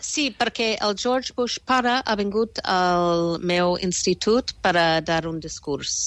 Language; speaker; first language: Catalan; non-native, fluent; English